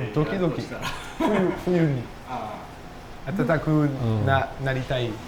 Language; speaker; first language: Japanese; non-native, learner; French